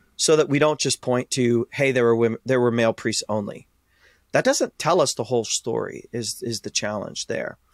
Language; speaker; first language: English; native; English